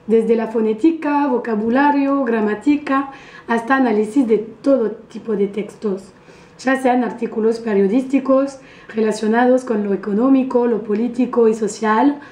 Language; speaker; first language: Spanish; non-native, fluent; French